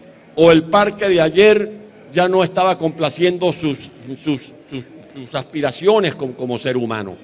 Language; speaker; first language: Spanish; native; Spanish